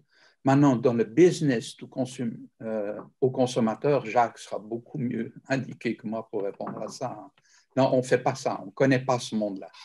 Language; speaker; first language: French; native; French